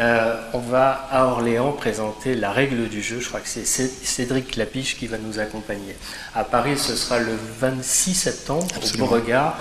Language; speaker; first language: French; native; French